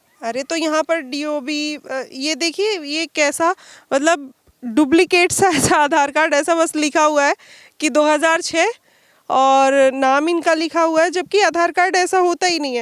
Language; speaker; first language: Hindi; native; Hindi